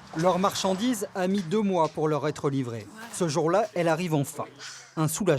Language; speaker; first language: French; native; French